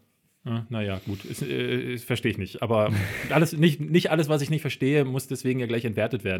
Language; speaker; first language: German; native; German